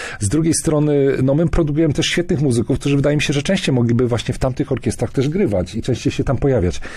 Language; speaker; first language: Polish; native; Polish